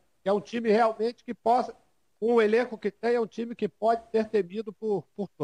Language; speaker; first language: Portuguese; native; Portuguese